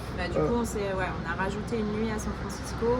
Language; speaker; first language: French; native; French